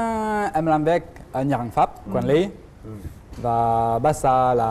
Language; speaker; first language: Vietnamese; non-native, learner; French